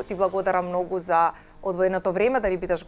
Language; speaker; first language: Macedonian; native; Macedonian